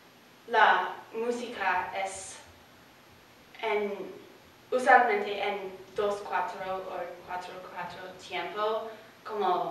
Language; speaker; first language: Spanish; non-native, learner; English